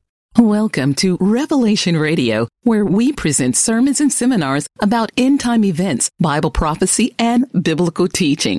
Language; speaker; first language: English; native; English